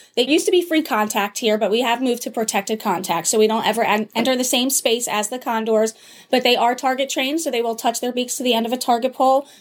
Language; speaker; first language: English; native; English